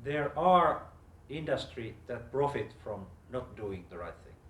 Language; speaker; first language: English; non-native, fluent; Finnish